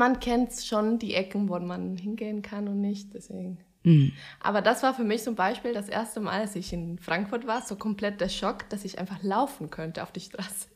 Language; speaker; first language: German; non-native, fluent; Spanish